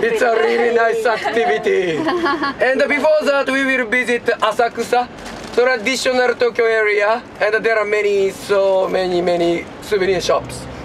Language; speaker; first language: English; non-native, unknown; Japanese